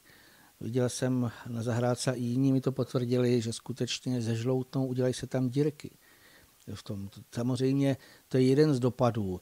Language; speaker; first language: Czech; native; Czech